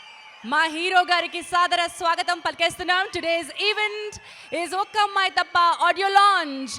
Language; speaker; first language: Telugu; native; Telugu